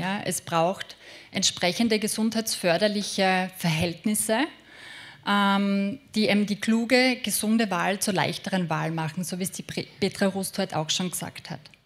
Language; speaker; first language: German; native; German